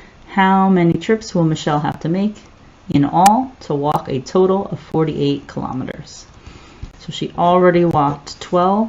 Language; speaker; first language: English; native; English